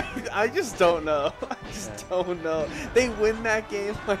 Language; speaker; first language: English; native; English